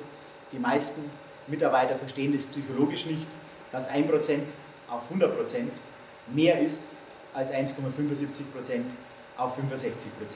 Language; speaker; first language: German; native; German